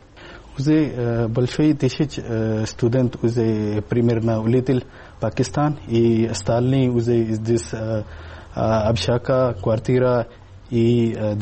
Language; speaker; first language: Russian; non-native, learner; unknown